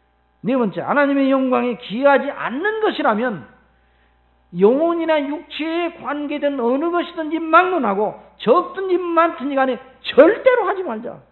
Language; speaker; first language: Korean; native; Korean